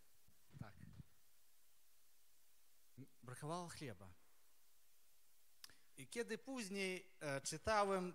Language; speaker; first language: Polish; non-native, learner; Ukrainian